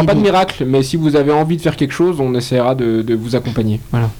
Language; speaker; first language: French; native; French